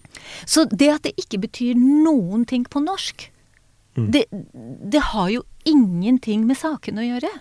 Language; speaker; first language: Norwegian; non-native, fluent; Hebrew